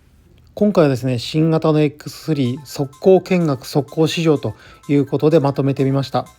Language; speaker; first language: Japanese; native; Japanese